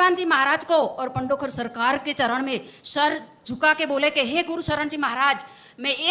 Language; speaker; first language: Hindi; non-native, local second language; Gujarati